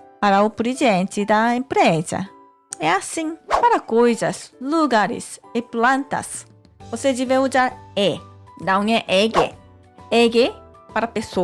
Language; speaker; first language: Portuguese; non-native, learner; Korean